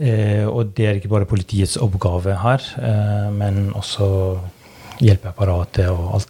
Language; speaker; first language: Norwegian; non-native, fluent; Albanian